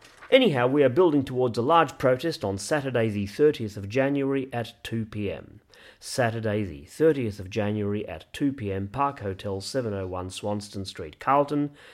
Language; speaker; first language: English; native; English